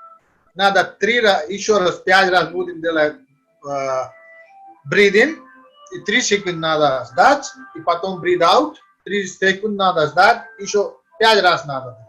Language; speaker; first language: Russian; non-native, learner; Hindi